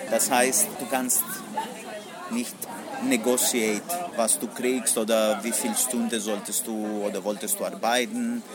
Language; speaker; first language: German; non-native, learner; Greek